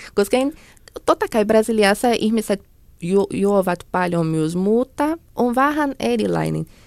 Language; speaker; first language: Finnish; non-native, learner; Portuguese